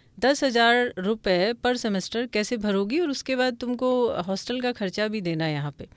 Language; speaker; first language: Hindi; non-native, local second language; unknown